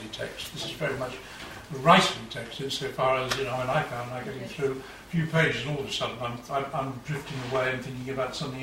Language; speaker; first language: English; native; English